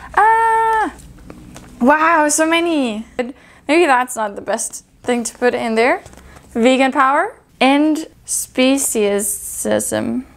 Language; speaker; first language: English; non-native, fluent; German